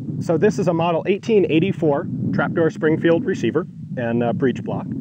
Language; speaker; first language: English; native; English